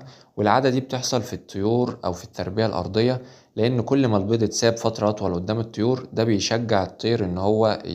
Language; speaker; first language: Arabic; native; Arabic